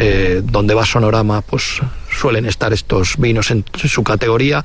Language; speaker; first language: Spanish; native; Spanish